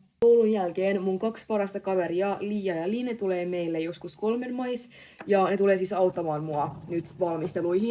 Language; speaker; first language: Finnish; native; Finnish